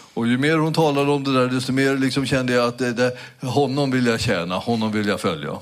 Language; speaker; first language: Swedish; native; Swedish